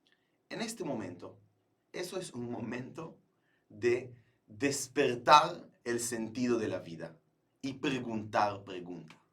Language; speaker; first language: Spanish; non-native, fluent; Hebrew